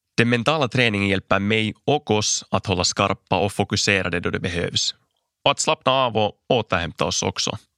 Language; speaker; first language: Swedish; native; Swedish